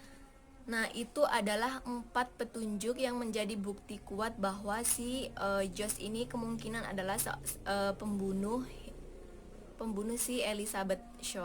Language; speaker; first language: Indonesian; native; Indonesian